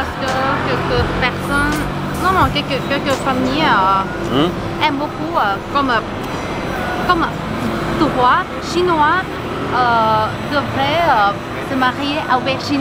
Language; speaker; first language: French; non-native, learner; Thai